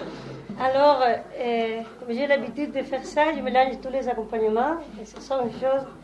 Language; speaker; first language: French; non-native, learner; Spanish